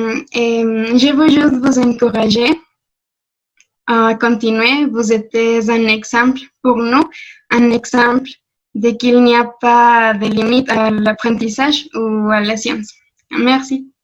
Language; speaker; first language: French; non-native, learner; Spanish